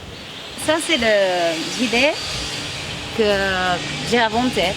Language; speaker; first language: French; non-native, fluent; Japanese